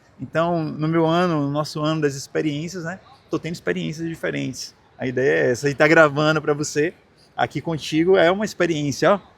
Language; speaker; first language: Portuguese; native; Portuguese